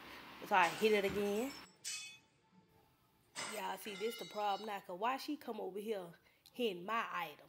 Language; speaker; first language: English; native; English